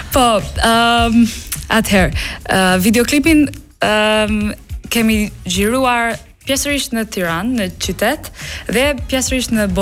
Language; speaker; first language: Albanian; non-native, fluent; English